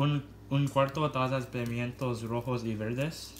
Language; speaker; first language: Spanish; non-native, learner; English